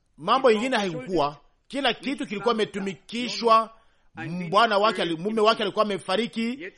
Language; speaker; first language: Swahili; native; Swahili